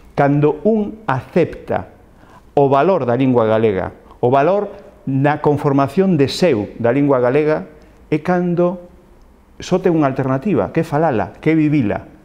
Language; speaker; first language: Galician; non-native, local second language; Spanish